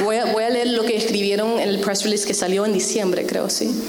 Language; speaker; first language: Spanish; early bilingual, other home language; English